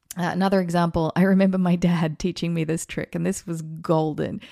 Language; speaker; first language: English; native; English